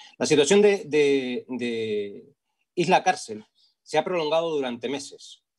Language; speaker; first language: Spanish; native; Spanish